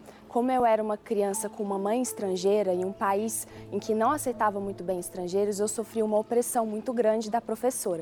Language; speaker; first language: Portuguese; early bilingual, other home language; Chinese